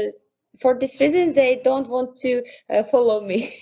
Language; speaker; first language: English; non-native, learner; Uzbek